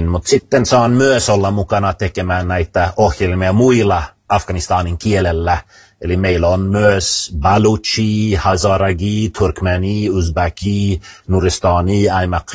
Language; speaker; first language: Finnish; early bilingual, other home language; Swedish